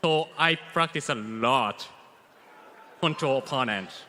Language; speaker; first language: English; non-native, learner; Japanese